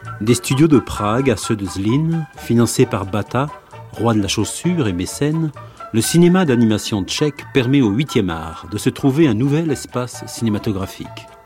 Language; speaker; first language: French; native; French